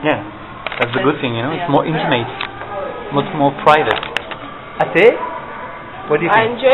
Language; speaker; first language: English; non-native, fluent; French